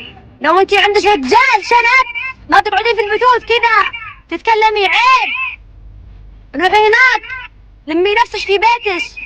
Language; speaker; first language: Arabic; native; Arabic